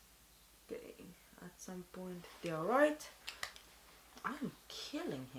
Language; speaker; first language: English; non-native, fluent; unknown